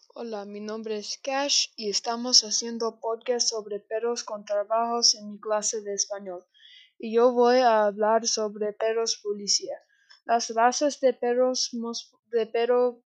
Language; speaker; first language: Spanish; non-native, learner; English